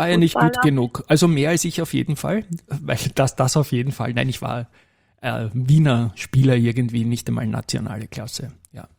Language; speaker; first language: German; native; German